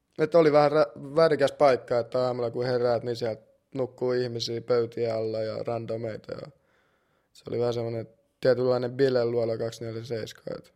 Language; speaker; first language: Finnish; early bilingual, other home language; Russian